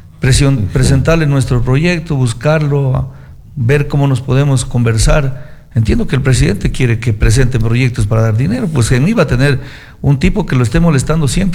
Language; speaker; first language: Spanish; native; Spanish